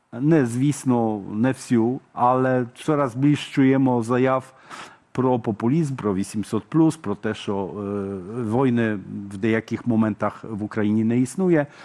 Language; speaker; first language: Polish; non-native, learner; Ukrainian